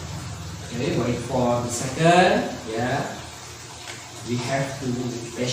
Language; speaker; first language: English; non-native, learner; Indonesian